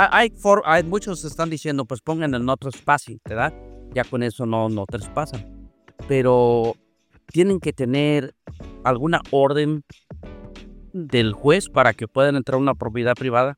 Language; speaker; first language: Spanish; native; Spanish